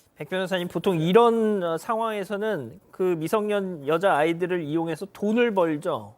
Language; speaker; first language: Korean; native; Korean